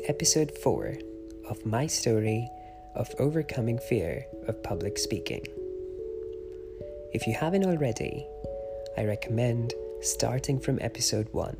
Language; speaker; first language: English; non-native, local second language; Hindi